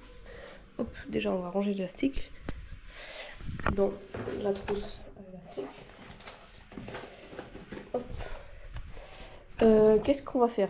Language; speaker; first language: French; native; French